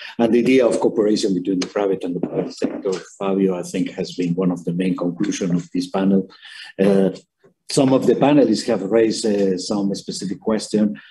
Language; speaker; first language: English; non-native, fluent; Spanish